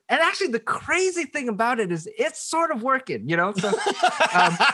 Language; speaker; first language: English; native; English